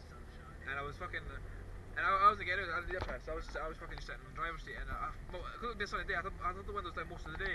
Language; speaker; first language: English; native; English